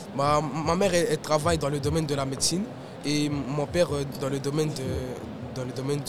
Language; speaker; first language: French; native; French